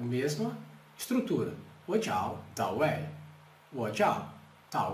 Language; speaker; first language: Chinese; non-native, fluent; Portuguese